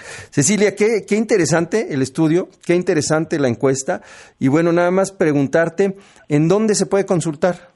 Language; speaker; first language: Spanish; native; Spanish